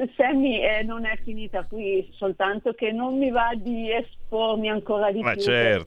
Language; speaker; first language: Italian; native; Italian